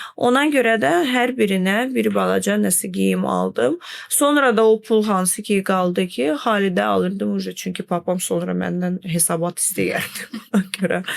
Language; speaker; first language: Azerbaijani; non-native, fluent; Russian